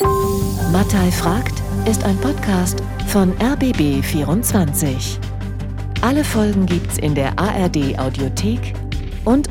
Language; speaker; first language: German; native; German